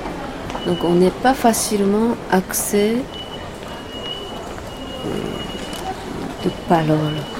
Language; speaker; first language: French; non-native, learner; Japanese